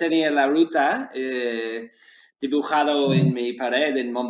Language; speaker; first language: Spanish; non-native, learner; English